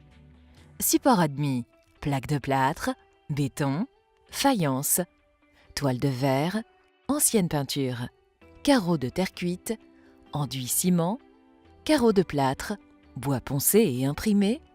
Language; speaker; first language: French; native; French